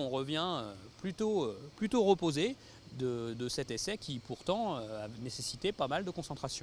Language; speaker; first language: French; native; French